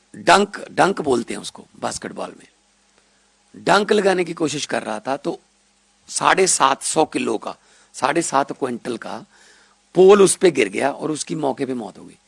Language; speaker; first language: Hindi; non-native, local second language; Punjabi